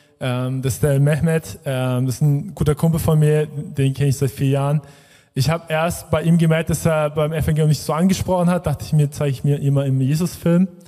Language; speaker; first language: German; native; German